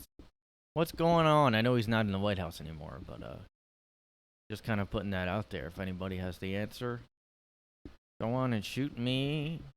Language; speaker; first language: English; native; English